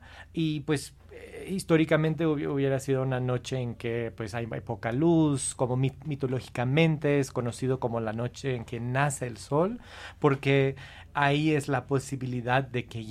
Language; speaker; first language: Spanish; non-native, fluent; English